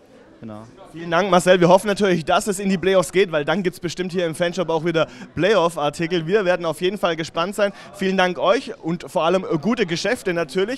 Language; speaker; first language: German; native; German